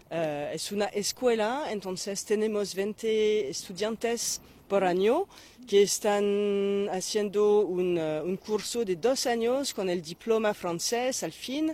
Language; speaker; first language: Spanish; non-native, fluent; French